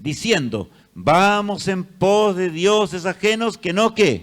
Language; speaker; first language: Spanish; native; Spanish